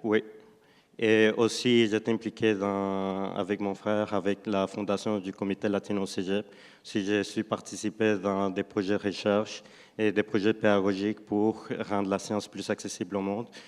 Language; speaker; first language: French; non-native, fluent; Spanish